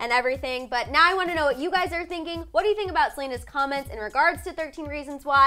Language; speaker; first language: English; native; English